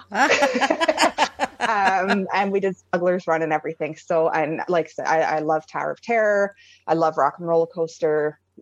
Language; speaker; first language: English; native; English